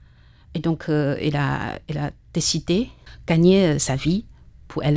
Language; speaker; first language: French; non-native, learner; Chinese